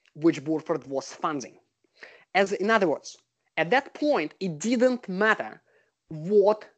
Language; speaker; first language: English; non-native, fluent; Russian